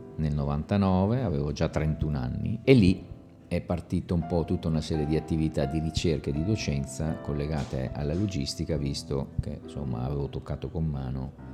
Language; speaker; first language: Italian; native; Italian